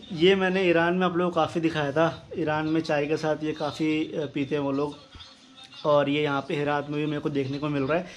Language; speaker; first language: Hindi; native; Hindi